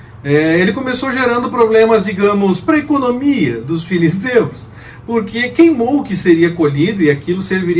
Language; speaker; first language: Portuguese; native; Portuguese